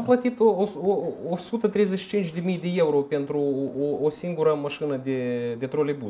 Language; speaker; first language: Romanian; non-native, local second language; Russian